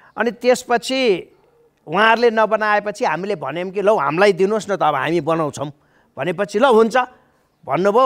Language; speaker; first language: Nepali; native; Nepali